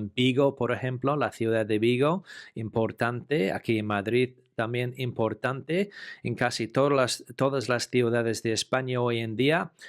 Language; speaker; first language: Spanish; non-native, fluent; English